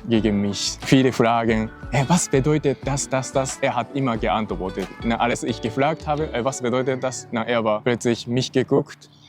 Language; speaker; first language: German; non-native, fluent; Japanese